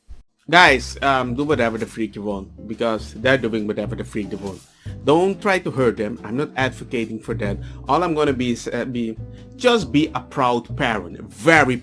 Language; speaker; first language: English; non-native, fluent; Spanish